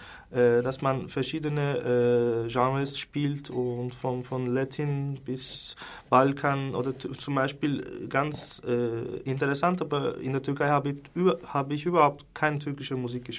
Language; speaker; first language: German; non-native, fluent; Turkish